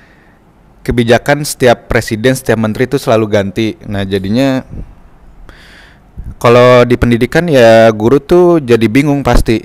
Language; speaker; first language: Indonesian; native; Indonesian